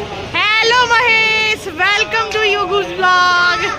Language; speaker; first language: Hindi; non-native, local second language; Gujarati